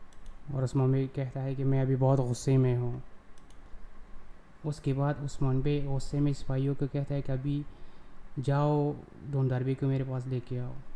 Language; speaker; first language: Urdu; non-native, local second language; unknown